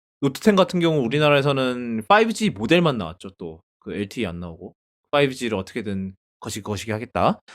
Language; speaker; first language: Korean; native; Korean